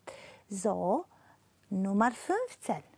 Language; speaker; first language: German; non-native, fluent; Romanian